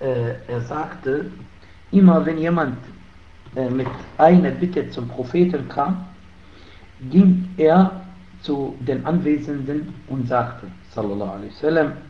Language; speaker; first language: German; non-native, fluent; Arabic